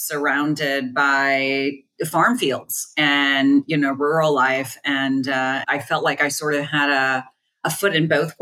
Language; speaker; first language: English; native; English